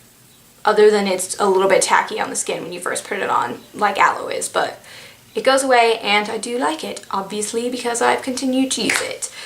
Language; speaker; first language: English; native; English